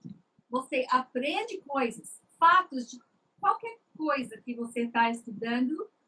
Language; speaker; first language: Portuguese; non-native, fluent; English